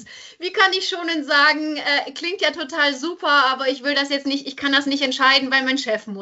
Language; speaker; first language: German; native; German